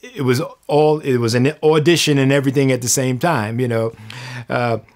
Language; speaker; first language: English; native; English